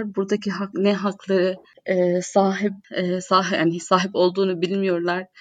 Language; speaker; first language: Turkish; non-native, fluent; Arabic